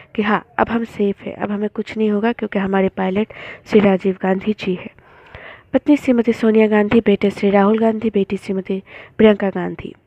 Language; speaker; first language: Hindi; non-native, local second language; Bangla